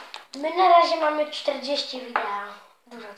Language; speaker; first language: Polish; early bilingual, heritage; Polish